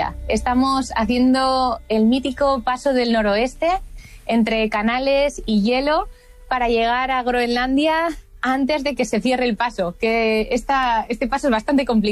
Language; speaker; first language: Spanish; native; Spanish